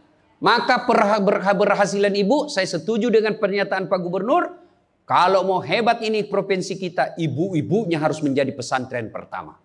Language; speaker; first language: Indonesian; native; Indonesian